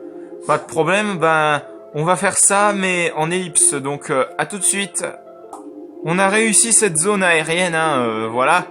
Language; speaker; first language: French; native; French